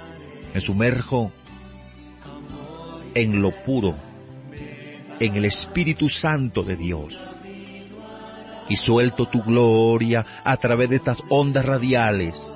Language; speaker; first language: Spanish; native; Spanish